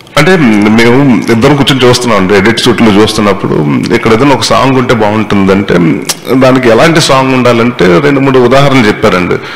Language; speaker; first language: Telugu; native; Telugu